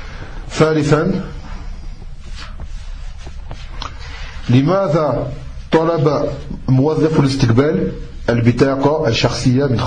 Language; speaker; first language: Arabic; non-native, fluent; French